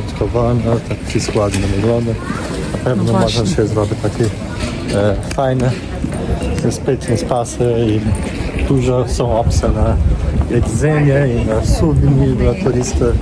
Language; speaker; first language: Polish; non-native, learner; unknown